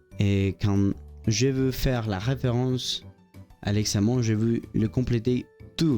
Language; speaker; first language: French; non-native, learner; Spanish